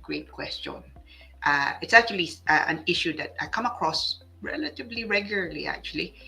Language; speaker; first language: English; non-native, local second language; Filipino